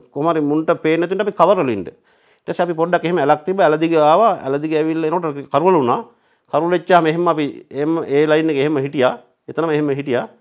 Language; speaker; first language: Sinhala; native; Sinhala